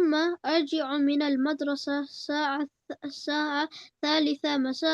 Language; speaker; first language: Arabic; non-native, learner; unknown